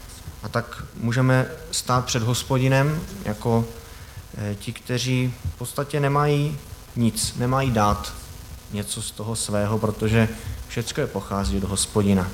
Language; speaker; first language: Czech; native; Czech